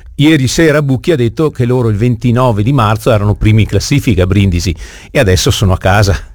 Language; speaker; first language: Italian; native; Italian